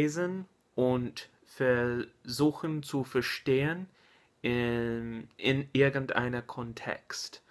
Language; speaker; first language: German; non-native, learner; English